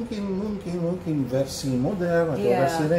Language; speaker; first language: Indonesian; non-native, learner; English